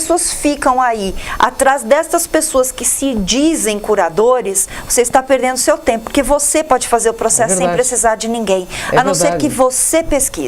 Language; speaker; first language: Portuguese; native; Portuguese